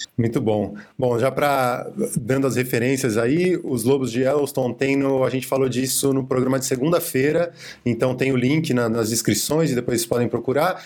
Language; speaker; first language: Portuguese; native; Portuguese